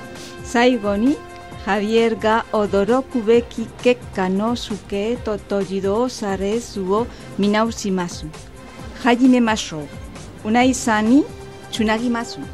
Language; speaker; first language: Japanese; non-native, learner; Spanish